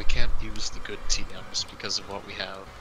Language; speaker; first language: English; native; English